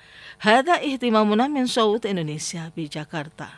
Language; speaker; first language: Arabic; non-native, fluent; Indonesian